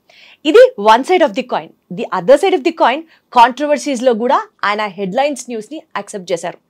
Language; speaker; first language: Telugu; native; Telugu